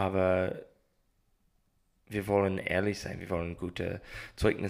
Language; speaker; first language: German; non-native, learner; English